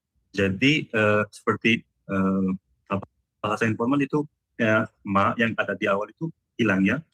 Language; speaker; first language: Indonesian; non-native, learner; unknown